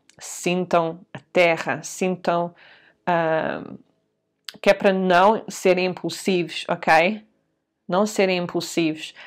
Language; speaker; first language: Portuguese; early bilingual, heritage; Portuguese